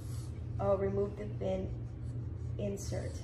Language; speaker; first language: English; native; English